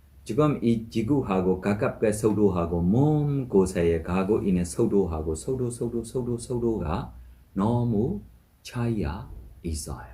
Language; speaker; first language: Korean; non-native, fluent; Burmese